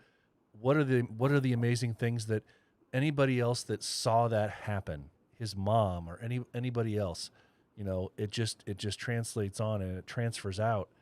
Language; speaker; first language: English; native; English